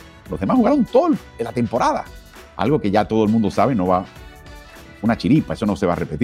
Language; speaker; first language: Spanish; native; Spanish